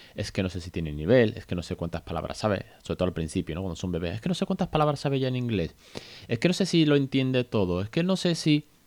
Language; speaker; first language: Spanish; native; Spanish